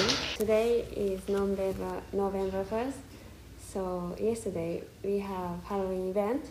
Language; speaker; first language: English; non-native, learner; Japanese